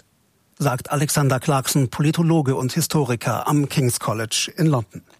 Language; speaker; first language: German; native; German